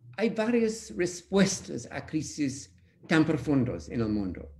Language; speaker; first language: Spanish; non-native, fluent; English